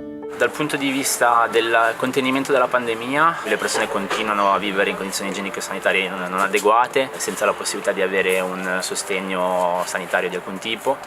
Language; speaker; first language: Italian; native; Italian